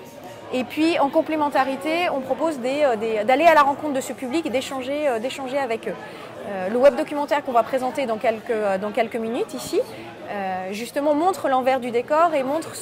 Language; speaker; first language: French; native; French